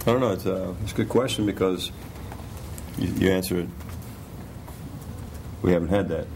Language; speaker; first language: English; native; English